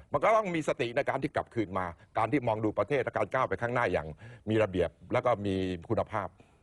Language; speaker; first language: Thai; native; Thai